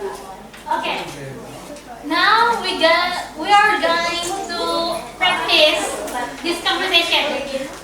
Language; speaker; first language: English; non-native, fluent; Indonesian